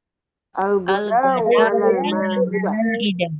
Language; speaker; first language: Arabic; non-native, learner; Indonesian